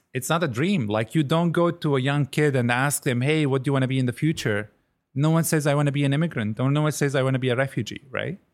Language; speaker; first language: English; non-native, fluent; Arabic